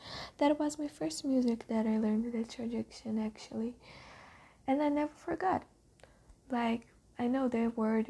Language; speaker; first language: English; non-native, learner; Portuguese